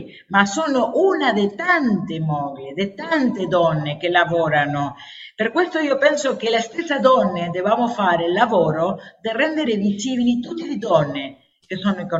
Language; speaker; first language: Italian; non-native, learner; Spanish